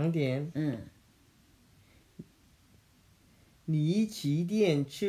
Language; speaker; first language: Chinese; non-native, learner; Korean